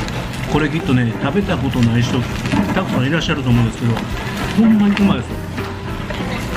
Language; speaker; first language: Japanese; native; Japanese